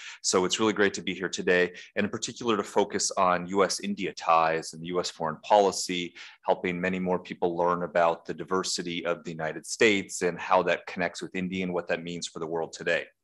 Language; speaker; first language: English; native; English